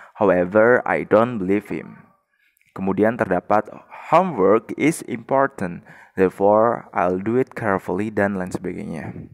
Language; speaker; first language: English; non-native, fluent; Indonesian